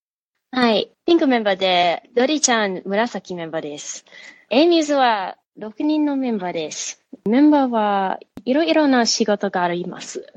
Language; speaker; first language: Japanese; non-native, learner; English